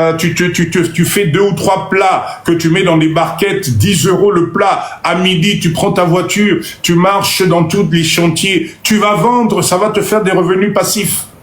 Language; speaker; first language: French; non-native, local second language; Lingala